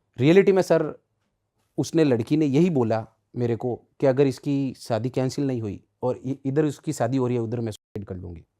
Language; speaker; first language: Hindi; native; Hindi